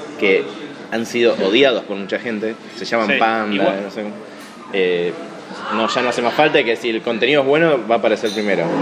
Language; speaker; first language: Spanish; native; Spanish